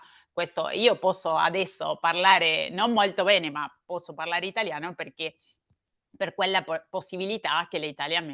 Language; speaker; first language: Italian; non-native, learner; Spanish